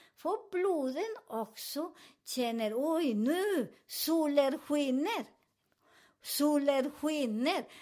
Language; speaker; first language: Swedish; non-native, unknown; Spanish